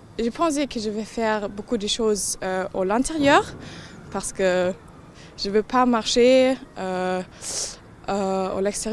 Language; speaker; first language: French; non-native, learner; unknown